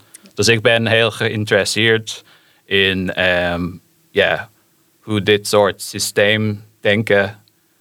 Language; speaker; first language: Dutch; non-native, fluent; English